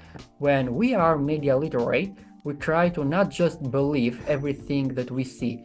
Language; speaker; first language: English; non-native, fluent; Albanian